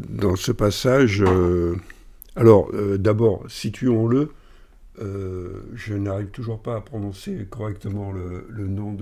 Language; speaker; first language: French; native; French